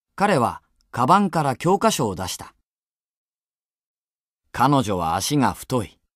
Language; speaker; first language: Japanese; native; Japanese